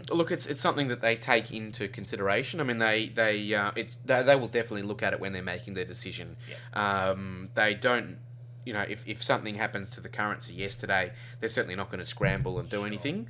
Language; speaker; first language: English; native; English